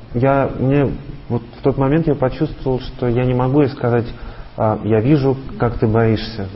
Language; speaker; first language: Russian; native; Russian